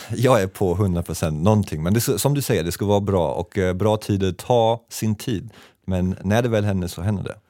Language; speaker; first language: Swedish; non-native, fluent; German